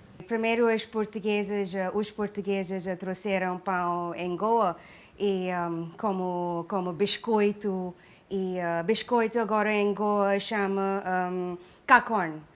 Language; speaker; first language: Portuguese; non-native, learner; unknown